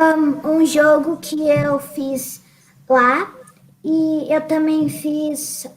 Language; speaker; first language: Portuguese; early bilingual, heritage; Portuguese